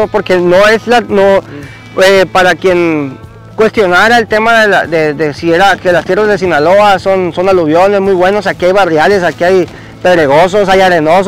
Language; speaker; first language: Spanish; native; Spanish